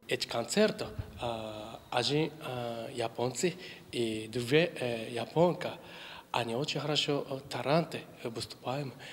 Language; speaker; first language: Ukrainian; non-native, learner; Japanese